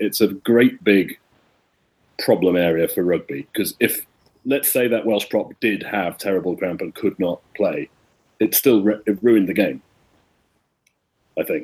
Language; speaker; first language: English; native; English